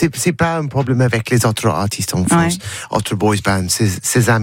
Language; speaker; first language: French; non-native, learner; English